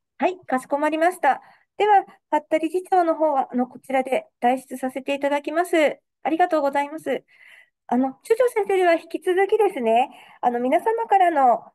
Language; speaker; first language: Japanese; native; Japanese